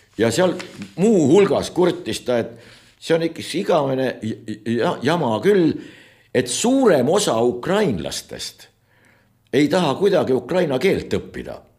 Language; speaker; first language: Estonian; native; Estonian